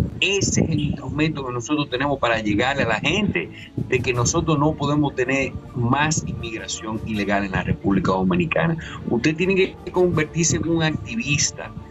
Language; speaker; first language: Spanish; native; Spanish